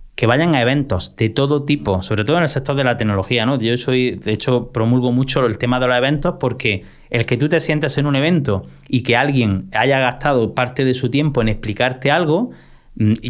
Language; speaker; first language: Spanish; native; Spanish